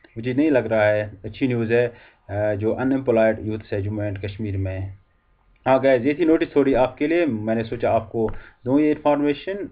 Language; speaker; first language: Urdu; non-native, local second language; Kashmiri